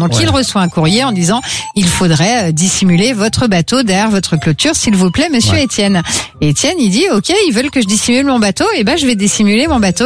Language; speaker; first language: French; native; French